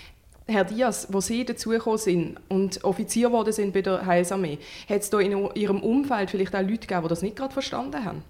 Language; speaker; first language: German; native; German